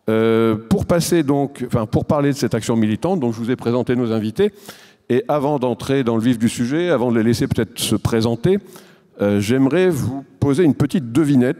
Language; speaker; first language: French; native; French